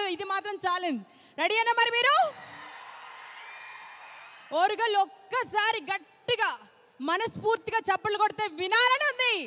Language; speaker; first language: Telugu; native; Telugu